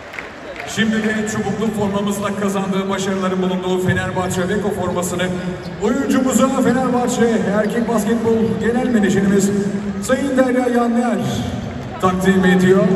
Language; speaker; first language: Turkish; native; Turkish